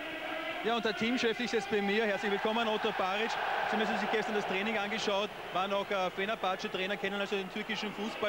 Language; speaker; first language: German; native; German